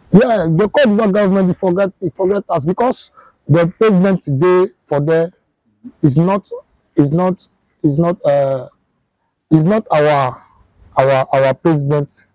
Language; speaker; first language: English; non-native, learner; French